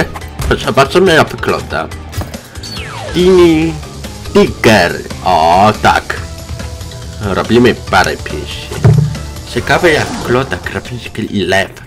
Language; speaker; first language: Polish; non-native, learner; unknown